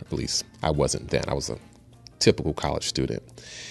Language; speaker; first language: English; early bilingual, other home language; Spanish